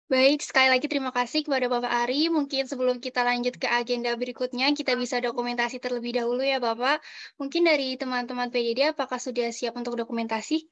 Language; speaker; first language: Indonesian; native; Indonesian